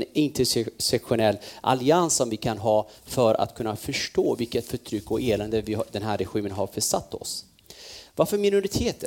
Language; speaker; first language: Swedish; non-native, fluent; Kurdish